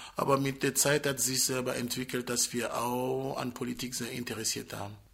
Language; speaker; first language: German; non-native, fluent; Portuguese